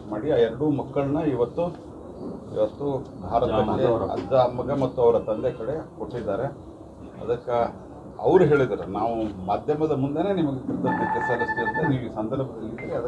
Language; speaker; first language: Kannada; native; Kannada